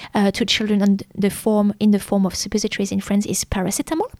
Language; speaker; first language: English; non-native, fluent; French